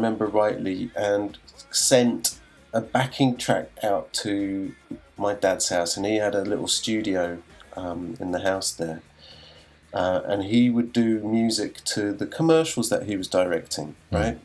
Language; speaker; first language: English; native; English